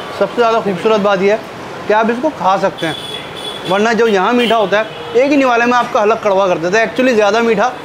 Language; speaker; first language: Hindi; native; Hindi